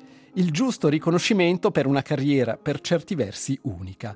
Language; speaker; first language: Italian; native; Italian